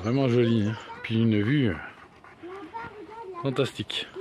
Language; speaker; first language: French; native; French